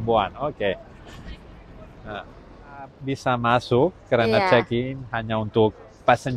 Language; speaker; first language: Indonesian; non-native, learner; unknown